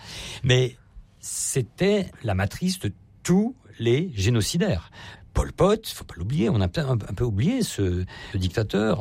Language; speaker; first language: French; native; French